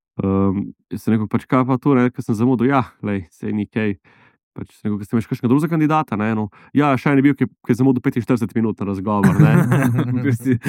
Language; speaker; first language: Slovenian; native; Slovenian